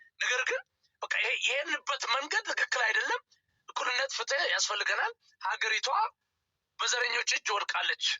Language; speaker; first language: Amharic; native; Amharic